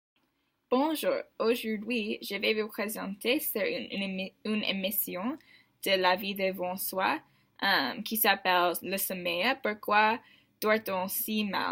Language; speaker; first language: French; non-native, learner; English